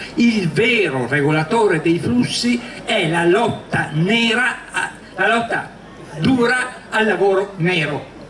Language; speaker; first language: Italian; native; Italian